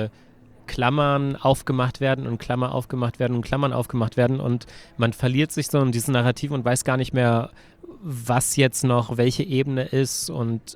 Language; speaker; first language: German; native; German